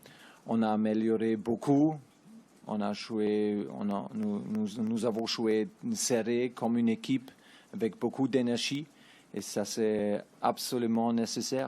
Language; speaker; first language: French; non-native, learner; German